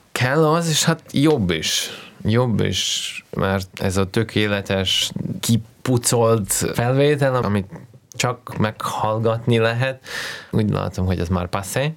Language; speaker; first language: Hungarian; non-native, fluent; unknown